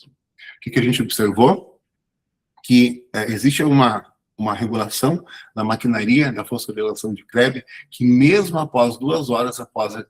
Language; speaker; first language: Portuguese; native; Portuguese